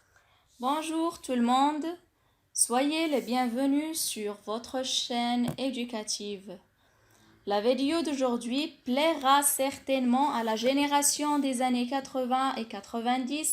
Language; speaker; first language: French; non-native, local second language; Arabic